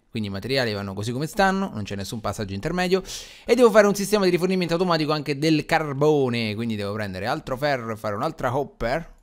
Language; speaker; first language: Italian; native; Italian